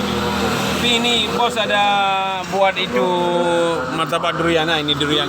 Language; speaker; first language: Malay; non-native, local second language; Achinese